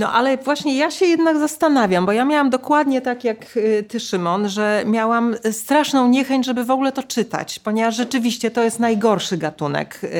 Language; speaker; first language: Polish; native; Polish